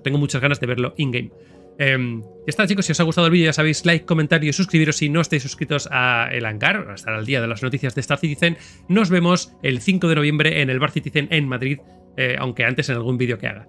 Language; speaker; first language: Spanish; native; Spanish